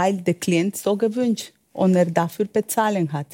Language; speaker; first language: German; non-native, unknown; Spanish